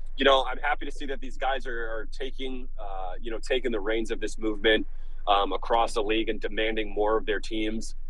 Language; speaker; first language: English; native; English